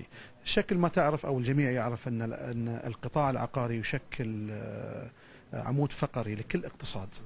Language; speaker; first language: Arabic; native; Arabic